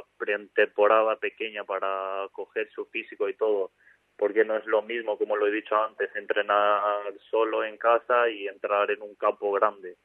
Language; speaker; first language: Spanish; non-native, fluent; Albanian